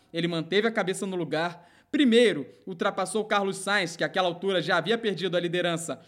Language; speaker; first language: Portuguese; native; Portuguese